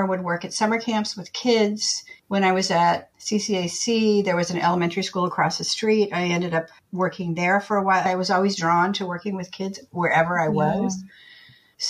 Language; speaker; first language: English; native; English